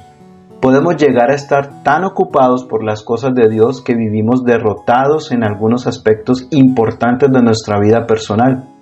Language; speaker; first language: Spanish; native; Spanish